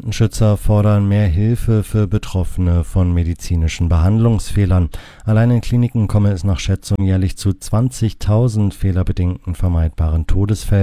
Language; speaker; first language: German; native; German